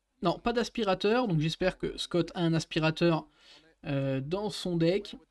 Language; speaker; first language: French; native; French